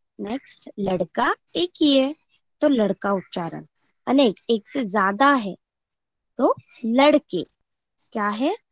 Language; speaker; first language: Hindi; non-native, local second language; Marathi